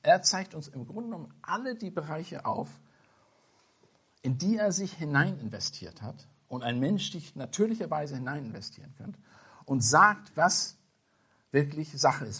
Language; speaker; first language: German; non-native, fluent; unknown